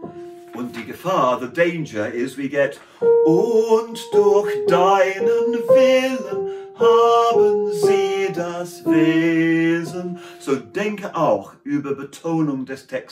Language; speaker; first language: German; non-native, fluent; English